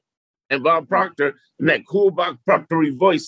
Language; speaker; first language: English; native; English